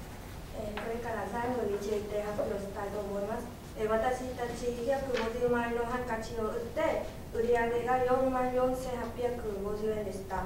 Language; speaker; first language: Japanese; non-native, learner; Vietnamese